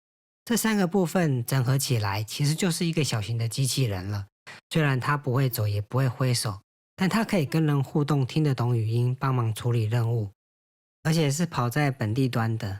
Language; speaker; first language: Chinese; native; Chinese